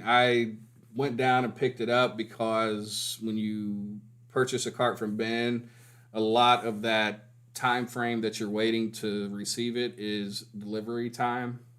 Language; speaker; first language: English; native; English